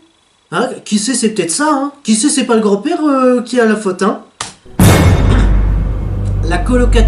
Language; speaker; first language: French; native; French